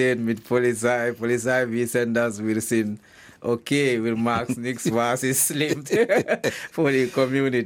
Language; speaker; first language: German; non-native, learner; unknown